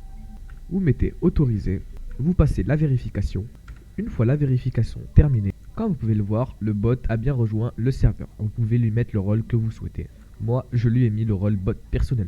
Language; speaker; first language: French; native; French